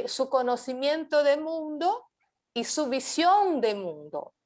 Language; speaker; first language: Spanish; non-native, fluent; Portuguese